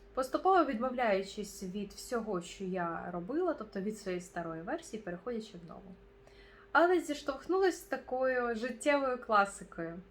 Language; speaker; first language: Ukrainian; non-native, local second language; Russian